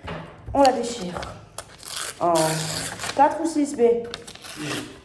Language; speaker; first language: French; native; French